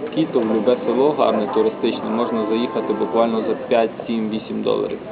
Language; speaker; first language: Ukrainian; native; Ukrainian